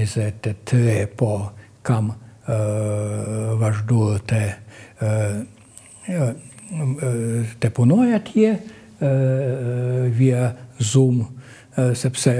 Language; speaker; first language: Albanian; non-native, fluent; Russian